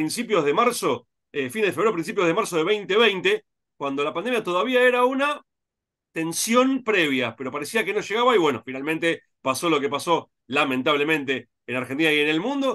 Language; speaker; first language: Spanish; native; Spanish